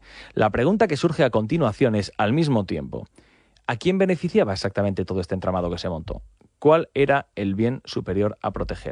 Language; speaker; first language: Spanish; native; Spanish